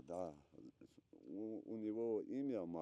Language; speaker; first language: Russian; non-native, local second language; Armenian